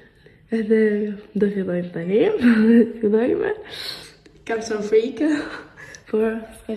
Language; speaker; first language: Albanian; early bilingual, heritage; Albanian